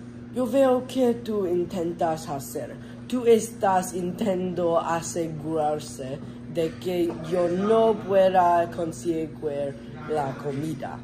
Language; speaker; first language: Spanish; non-native, learner; English